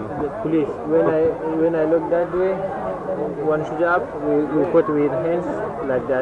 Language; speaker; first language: English; non-native, learner; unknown